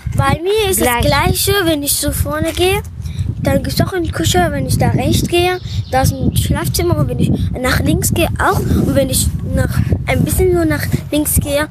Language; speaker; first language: German; early bilingual, other home language; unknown